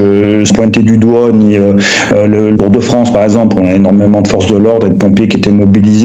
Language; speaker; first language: French; native; French